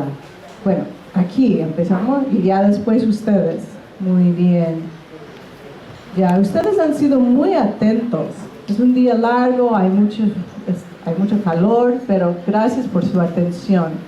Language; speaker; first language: Spanish; non-native, fluent; English